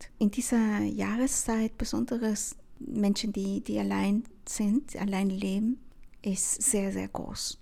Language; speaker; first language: German; non-native, fluent; Spanish